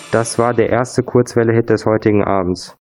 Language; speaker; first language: German; native; German